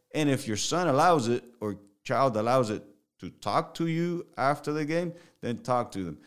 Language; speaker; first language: English; early bilingual, other home language; Spanish